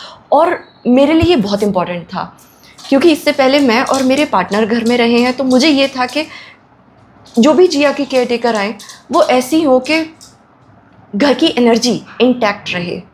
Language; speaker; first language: Hindi; native; Hindi